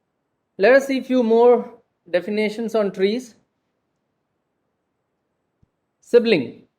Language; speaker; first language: English; non-native, local second language; Gujarati